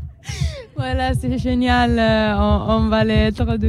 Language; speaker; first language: French; non-native, learner; Italian